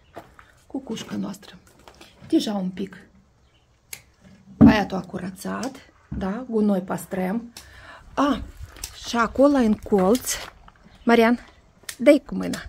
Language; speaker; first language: Romanian; non-native, learner; Russian